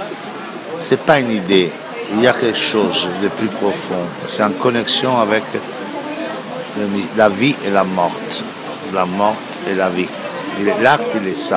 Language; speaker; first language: French; non-native, fluent; Italian